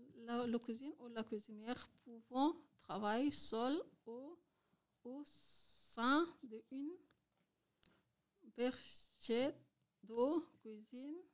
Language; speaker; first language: French; non-native, learner; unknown